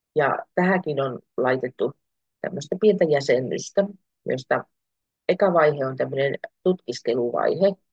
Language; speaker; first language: Finnish; native; Finnish